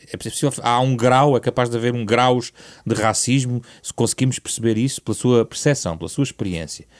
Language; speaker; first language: Portuguese; native; Portuguese